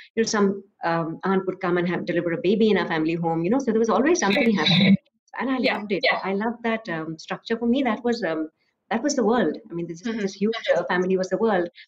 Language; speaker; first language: English; non-native, local second language; Assamese